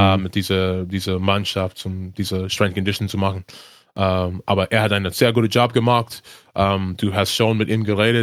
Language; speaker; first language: German; non-native, learner; English